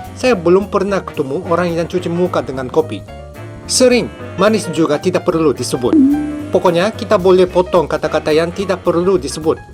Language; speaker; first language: Indonesian; non-native, fluent; Japanese